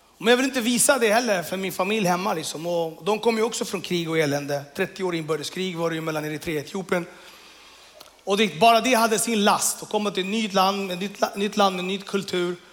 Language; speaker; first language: Swedish; early bilingual, other home language; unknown